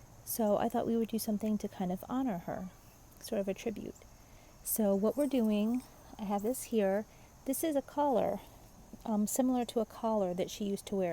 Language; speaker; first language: English; native; English